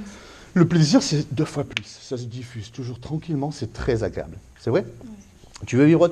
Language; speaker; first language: French; native; French